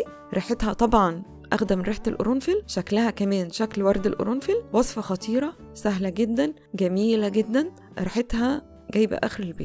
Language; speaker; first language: Arabic; native; Arabic